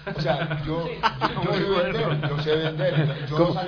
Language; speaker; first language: Spanish; native; Spanish